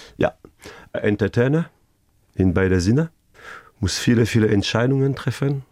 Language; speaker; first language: German; non-native, fluent; French